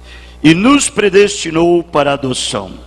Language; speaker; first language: Portuguese; native; Portuguese